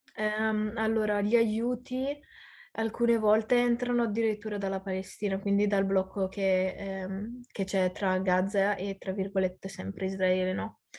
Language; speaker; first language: Italian; early bilingual, other home language; Arabic